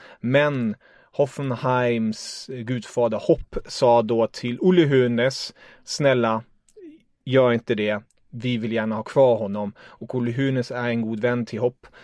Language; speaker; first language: Swedish; non-native, fluent; German